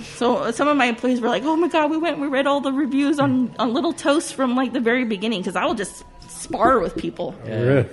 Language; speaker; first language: English; native; English